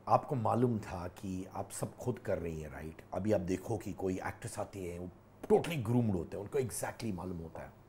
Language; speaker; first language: Hindi; native; Hindi